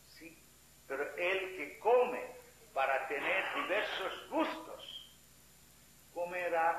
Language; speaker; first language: Spanish; non-native, fluent; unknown